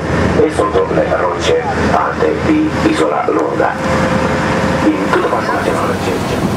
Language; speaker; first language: Italian; non-native, fluent; Croatian